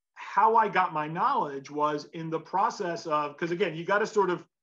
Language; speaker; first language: English; native; English